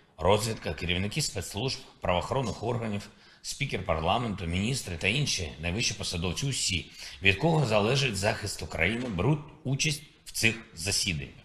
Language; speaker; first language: Ukrainian; native; Ukrainian